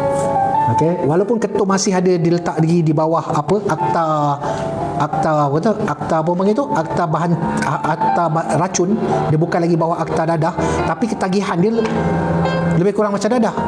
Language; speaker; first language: Malay; native; Malay